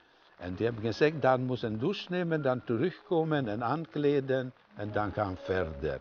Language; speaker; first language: Dutch; non-native, fluent; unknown